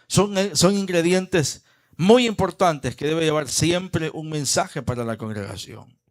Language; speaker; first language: Spanish; native; Spanish